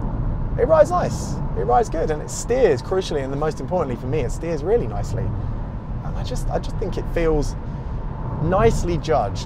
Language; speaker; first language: English; native; English